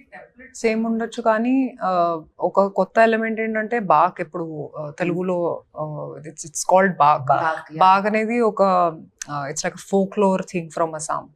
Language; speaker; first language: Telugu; non-native, fluent; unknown